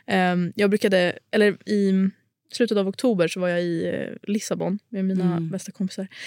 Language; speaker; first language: Swedish; early bilingual, other home language; Russian